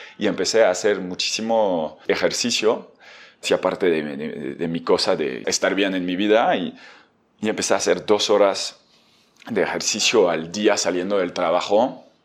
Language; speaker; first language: Spanish; non-native, fluent; French